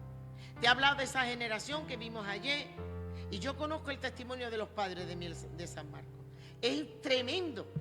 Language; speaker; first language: Spanish; native; Spanish